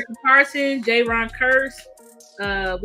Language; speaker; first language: English; native; English